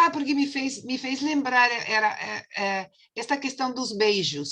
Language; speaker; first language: Portuguese; non-native, fluent; Spanish